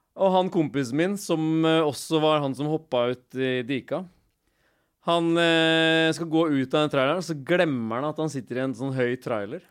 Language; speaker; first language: Norwegian; native; Norwegian